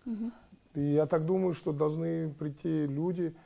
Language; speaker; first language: Russian; non-native, local second language; Kazakh